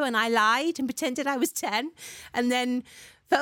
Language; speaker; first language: English; native; English